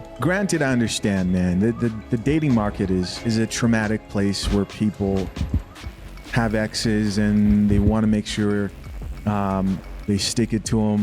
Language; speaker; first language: English; native; English